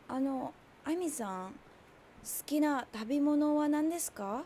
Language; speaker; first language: Japanese; non-native, learner; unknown